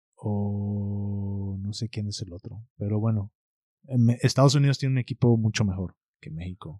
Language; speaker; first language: Spanish; early bilingual, heritage; Spanish